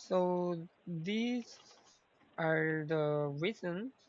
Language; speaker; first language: English; non-native, learner; Korean